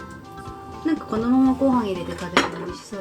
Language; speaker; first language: Japanese; non-native, fluent; Korean